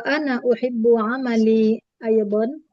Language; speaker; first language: Arabic; non-native, learner; Indonesian